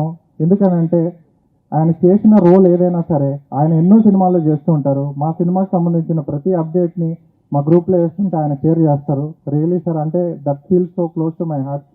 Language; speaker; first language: Telugu; native; Telugu